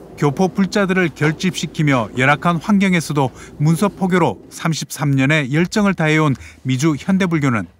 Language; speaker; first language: Korean; native; Korean